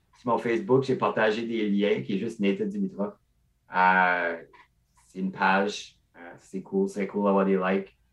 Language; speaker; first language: French; non-native, local second language; English